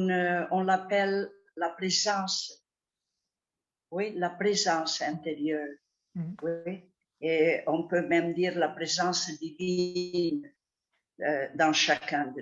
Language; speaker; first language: French; non-native, fluent; Catalan